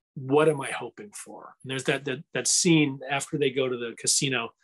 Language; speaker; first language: English; native; English